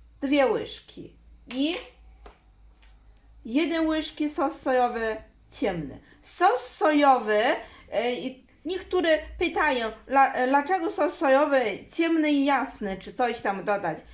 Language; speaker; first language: Polish; non-native, learner; Chinese